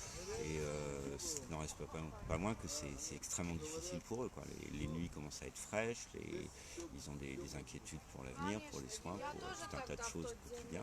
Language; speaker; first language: French; native; French